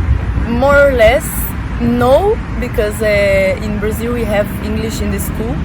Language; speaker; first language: English; non-native, fluent; Portuguese